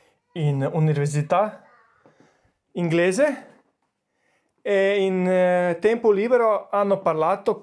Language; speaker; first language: Italian; non-native, learner; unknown